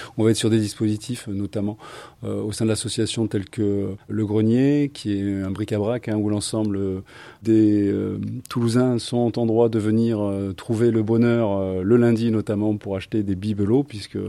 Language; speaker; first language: French; native; French